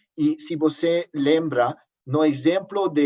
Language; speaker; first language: Portuguese; non-native, learner; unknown